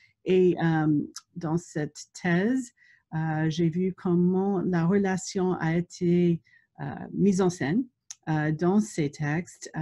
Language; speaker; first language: French; non-native, fluent; English